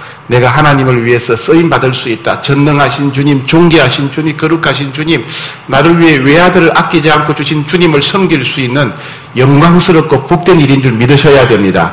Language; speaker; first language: Korean; native; Korean